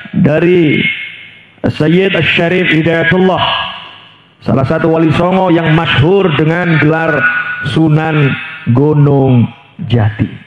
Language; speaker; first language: Indonesian; native; Indonesian